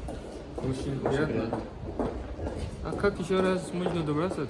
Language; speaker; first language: Russian; non-native, learner; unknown